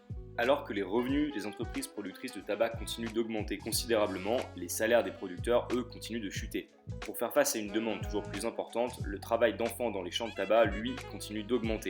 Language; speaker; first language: French; native; French